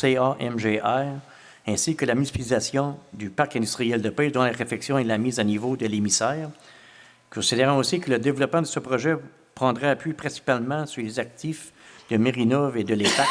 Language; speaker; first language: French; native; French